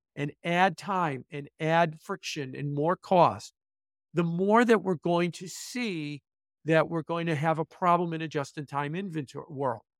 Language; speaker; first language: English; native; English